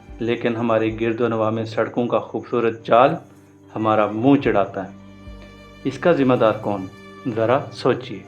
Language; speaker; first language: Urdu; non-native, local second language; Punjabi